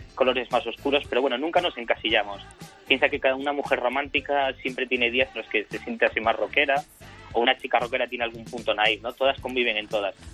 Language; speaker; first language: Spanish; native; Spanish